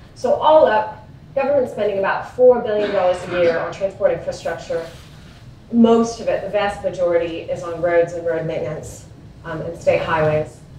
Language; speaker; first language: English; native; English